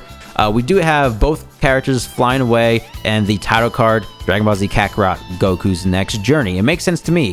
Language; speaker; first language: English; native; English